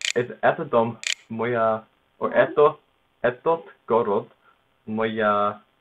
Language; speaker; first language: Russian; non-native, learner; English